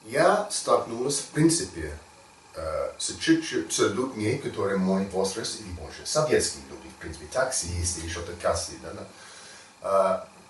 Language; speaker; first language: Russian; non-native, learner; English